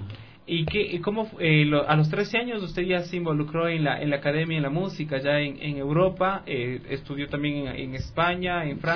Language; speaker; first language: Spanish; native; Spanish